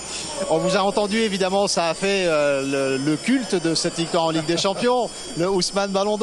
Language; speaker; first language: French; native; French